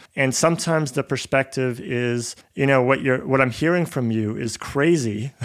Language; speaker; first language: English; native; English